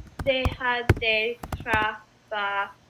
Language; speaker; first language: Spanish; non-native, learner; English